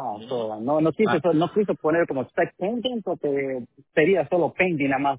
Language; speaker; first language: Spanish; early bilingual, heritage; Spanish